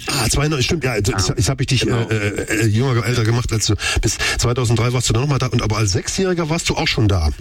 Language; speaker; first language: German; native; German